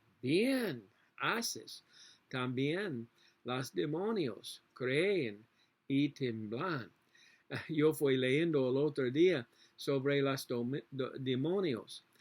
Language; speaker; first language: Spanish; non-native, learner; English